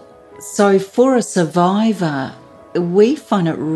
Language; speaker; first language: English; native; English